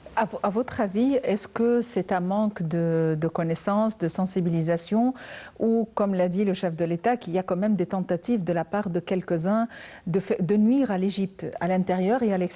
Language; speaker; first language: French; non-native, local second language; Arabic